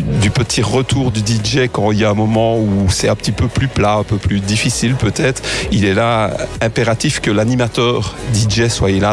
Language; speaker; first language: French; native; French